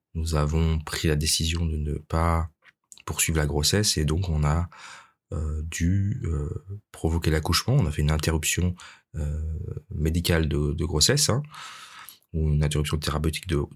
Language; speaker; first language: French; native; French